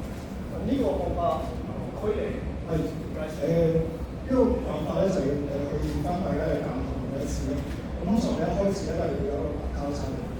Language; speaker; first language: Cantonese; native; Cantonese